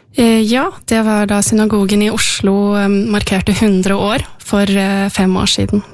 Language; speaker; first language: Norwegian; native; Norwegian